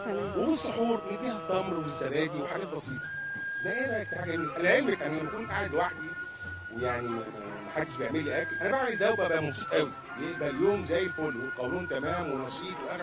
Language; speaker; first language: Arabic; native; Arabic